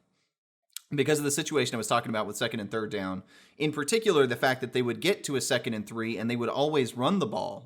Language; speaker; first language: English; native; English